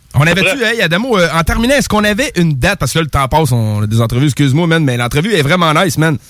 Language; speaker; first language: French; native; French